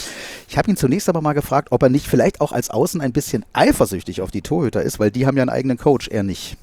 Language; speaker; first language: German; native; German